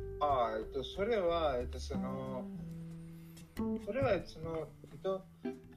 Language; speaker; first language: Japanese; non-native, learner; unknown